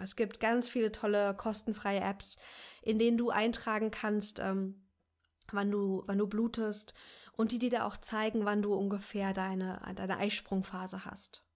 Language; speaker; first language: German; native; German